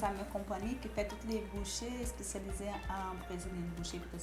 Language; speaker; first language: French; non-native, learner; Portuguese